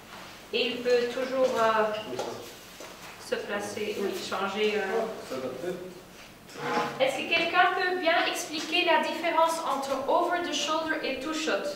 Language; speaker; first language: French; non-native, fluent; Dutch